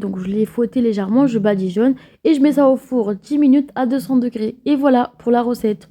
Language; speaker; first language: French; native; French